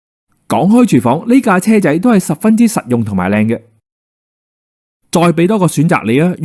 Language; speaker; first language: Cantonese; native; Cantonese